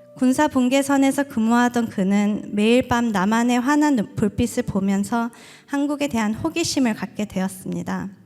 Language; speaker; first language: Korean; early bilingual, heritage; Korean